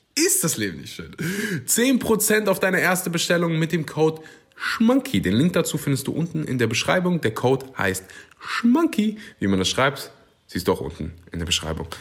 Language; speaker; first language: German; native; German